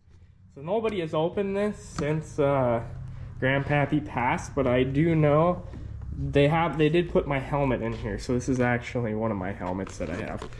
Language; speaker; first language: English; native; English